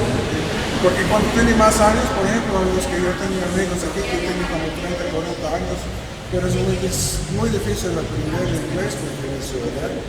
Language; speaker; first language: Spanish; non-native, fluent; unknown